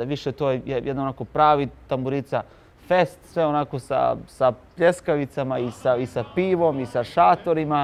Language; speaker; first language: Serbian; native; Serbian